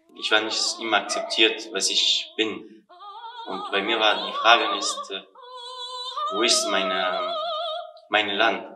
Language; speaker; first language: German; non-native, learner; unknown